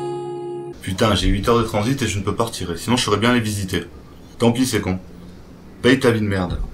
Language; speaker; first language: French; native; French